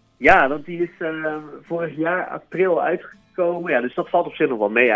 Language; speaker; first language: Dutch; native; Dutch